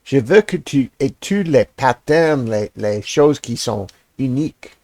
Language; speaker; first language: French; non-native, learner; English